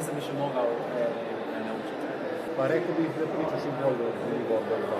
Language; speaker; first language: Serbian; non-native, fluent; Spanish